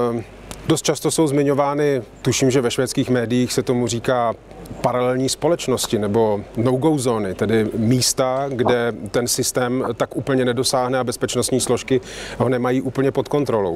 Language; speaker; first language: Czech; native; Czech